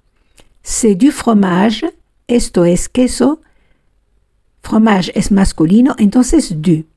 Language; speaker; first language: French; non-native, fluent; Spanish